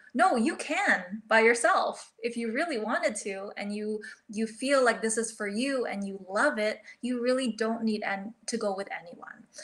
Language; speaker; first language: English; early bilingual, other home language; Filipino